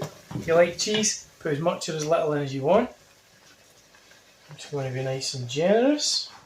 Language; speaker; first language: English; native; English